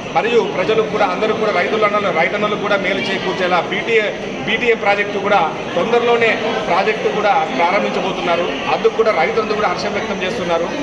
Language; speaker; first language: Telugu; native; Telugu